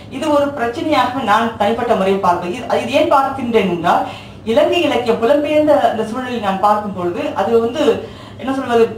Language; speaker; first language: Tamil; early bilingual, heritage; Tamil